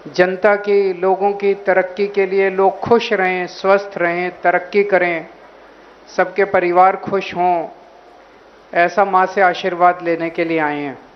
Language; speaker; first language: Hindi; native; Hindi